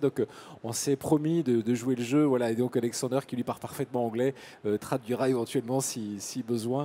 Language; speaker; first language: French; native; French